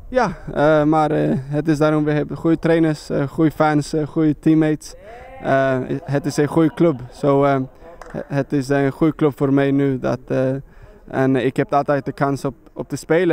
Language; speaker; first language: Dutch; non-native, learner; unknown